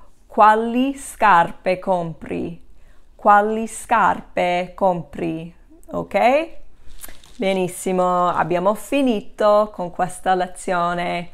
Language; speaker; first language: Italian; non-native, fluent; English